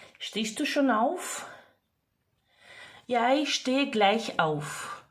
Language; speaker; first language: German; non-native, fluent; Ukrainian